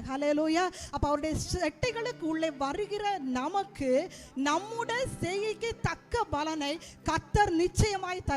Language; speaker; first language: Tamil; native; Tamil